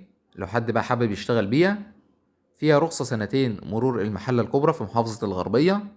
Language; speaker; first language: Arabic; native; Arabic